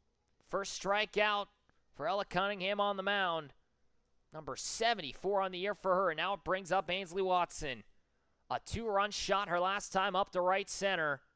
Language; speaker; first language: English; native; English